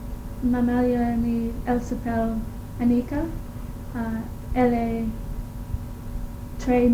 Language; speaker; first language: French; non-native, learner; English